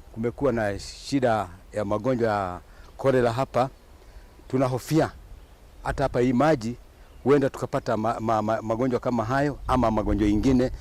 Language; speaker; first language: Swahili; non-native, local second language; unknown